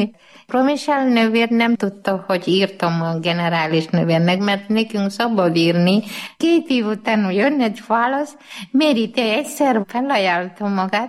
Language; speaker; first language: Hungarian; non-native, learner; Malayalam